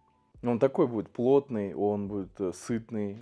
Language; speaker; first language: Russian; native; Russian